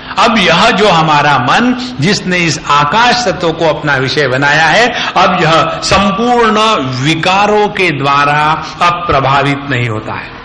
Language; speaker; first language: Hindi; non-native, local second language; Marathi